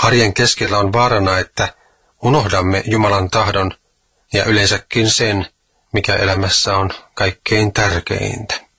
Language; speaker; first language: Finnish; native; Finnish